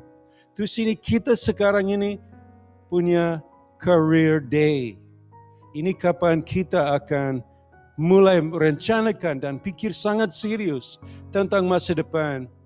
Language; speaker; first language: Indonesian; non-native, learner; English